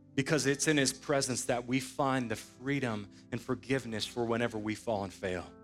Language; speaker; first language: English; native; English